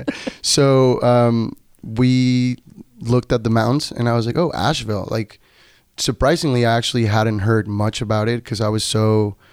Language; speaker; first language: English; non-native, fluent; Spanish